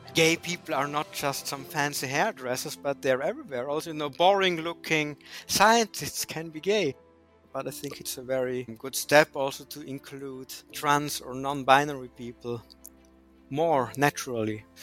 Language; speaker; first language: English; non-native, fluent; German